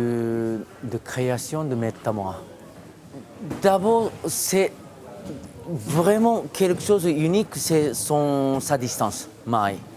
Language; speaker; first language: French; non-native, fluent; Japanese